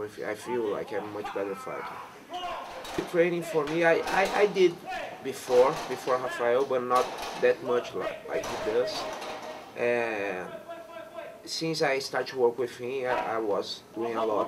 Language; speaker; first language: English; non-native, fluent; Portuguese